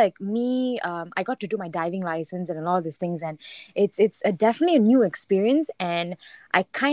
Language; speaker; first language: English; non-native, local second language; Tamil